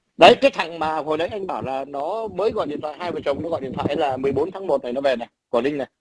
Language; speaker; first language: Vietnamese; native; Vietnamese